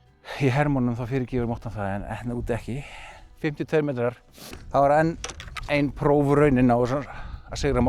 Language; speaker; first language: Icelandic; native; Icelandic